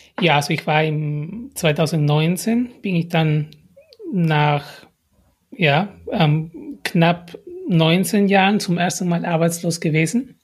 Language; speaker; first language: German; non-native, fluent; Spanish